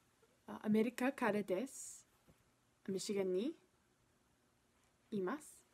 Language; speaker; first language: Japanese; non-native, learner; English